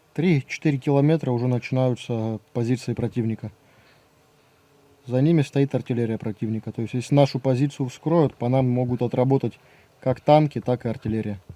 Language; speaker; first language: Russian; native; Russian